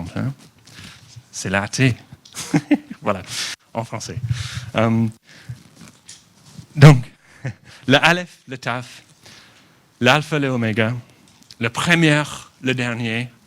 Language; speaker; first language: French; non-native, fluent; English